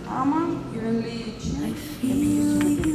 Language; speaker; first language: Turkish; non-native, learner; Russian